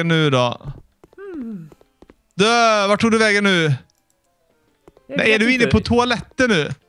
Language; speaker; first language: Swedish; native; Swedish